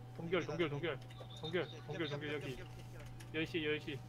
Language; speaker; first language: Korean; native; Korean